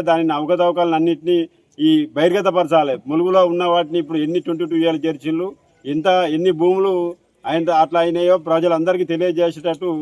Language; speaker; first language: Telugu; native; Telugu